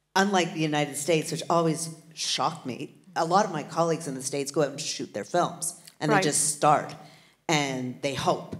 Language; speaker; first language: English; native; English